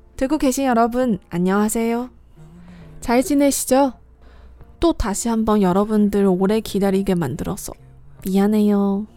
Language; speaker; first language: Korean; non-native, fluent; Chinese